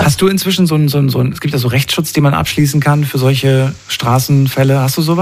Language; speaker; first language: German; native; German